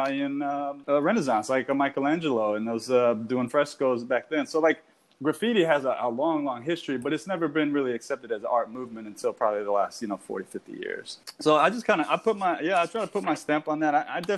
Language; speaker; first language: English; native; English